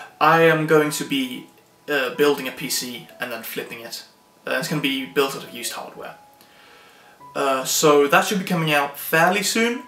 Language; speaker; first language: English; non-native, fluent; Swedish